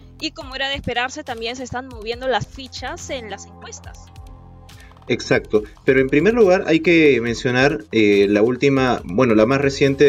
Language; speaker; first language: Spanish; native; Spanish